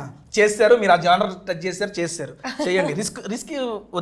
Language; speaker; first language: Telugu; native; Telugu